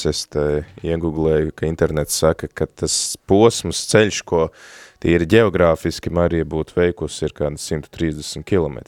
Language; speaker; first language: Latvian; native; Latvian